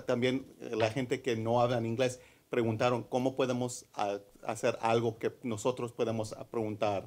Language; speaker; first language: Spanish; early bilingual, heritage; English